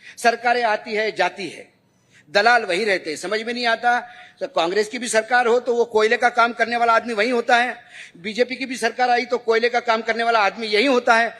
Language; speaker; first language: Hindi; non-native, local second language; Marathi